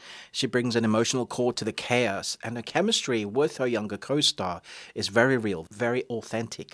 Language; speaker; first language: English; native; English